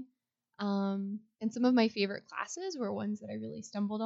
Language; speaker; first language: English; native; English